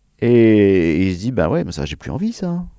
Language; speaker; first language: French; native; French